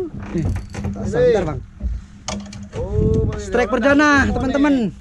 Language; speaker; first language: Malay; native; Malay